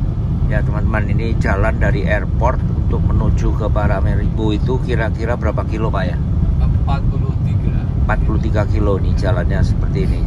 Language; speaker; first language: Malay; non-native, local second language; Javanese